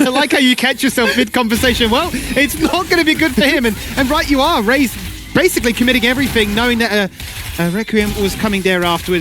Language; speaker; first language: English; native; English